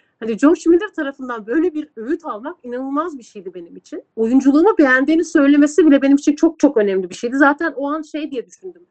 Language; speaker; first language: Turkish; native; Turkish